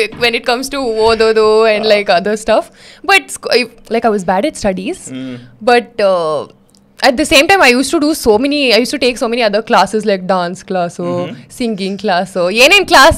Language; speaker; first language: English; non-native, local second language; Kannada